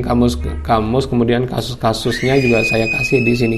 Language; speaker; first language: Indonesian; non-native, local second language; Javanese